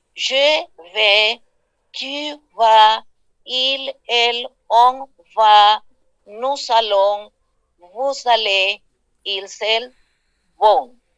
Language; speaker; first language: French; non-native, fluent; Spanish